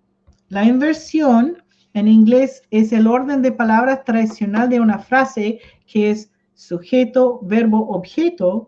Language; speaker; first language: Spanish; non-native, fluent; English